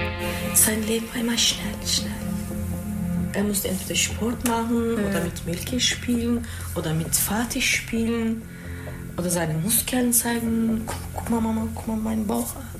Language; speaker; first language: German; non-native, learner; Turkish